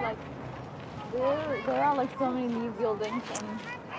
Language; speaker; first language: English; non-native, learner; Korean